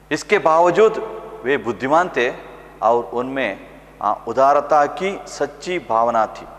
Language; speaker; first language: Hindi; non-native, local second language; Kannada